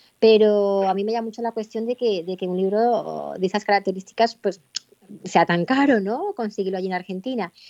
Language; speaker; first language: Spanish; native; Spanish